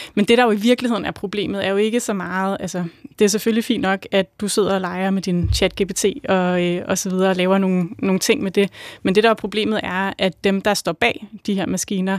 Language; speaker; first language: Danish; native; Danish